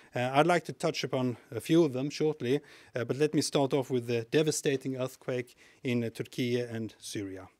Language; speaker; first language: English; non-native, fluent; Swedish